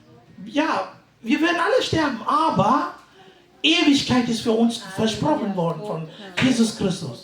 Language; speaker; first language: German; non-native, fluent; Tamil